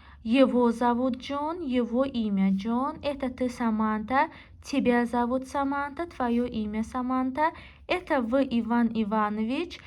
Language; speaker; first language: Russian; non-native, local second language; Azerbaijani